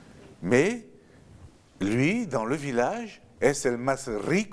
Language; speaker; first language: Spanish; non-native, learner; French